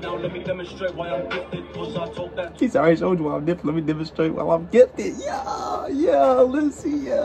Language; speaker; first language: English; native; English